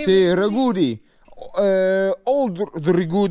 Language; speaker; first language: Italian; non-native, learner; English